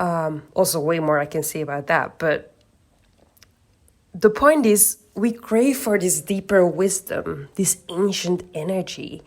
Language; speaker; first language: English; non-native, fluent; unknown